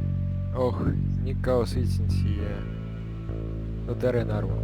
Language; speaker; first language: Estonian; non-native, local second language; Russian